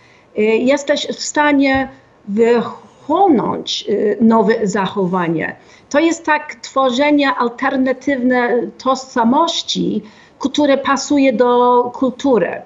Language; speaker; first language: Polish; non-native, fluent; English